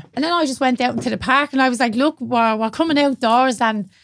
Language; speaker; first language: English; native; English